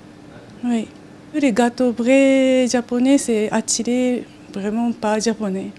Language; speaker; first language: French; non-native, learner; Japanese